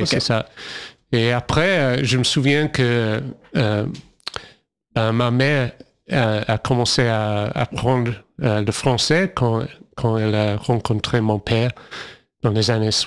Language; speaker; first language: French; non-native, fluent; English